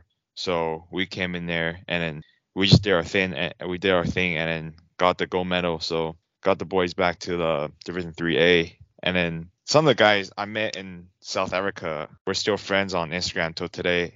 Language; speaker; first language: English; non-native, fluent; Chinese